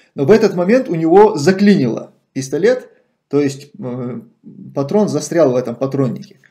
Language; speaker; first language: Russian; non-native, local second language; Chechen